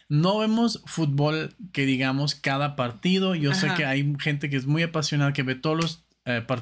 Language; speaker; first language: Spanish; non-native, fluent; German